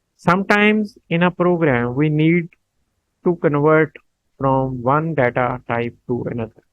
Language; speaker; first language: English; non-native, local second language; Punjabi